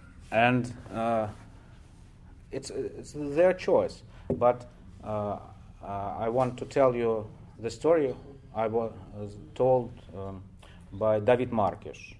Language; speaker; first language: English; non-native, fluent; Russian